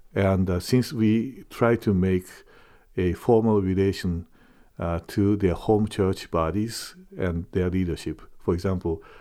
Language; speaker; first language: English; non-native, fluent; Japanese